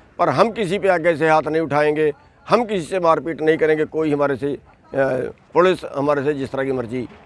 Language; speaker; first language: Hindi; native; Hindi